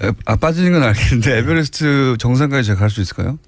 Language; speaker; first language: Korean; native; Korean